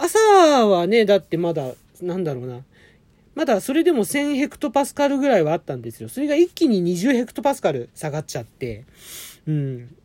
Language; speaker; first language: Japanese; native; Japanese